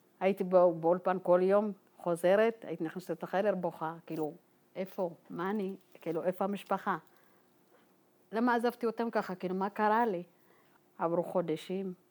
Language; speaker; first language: Hebrew; non-native, fluent; Tigrinya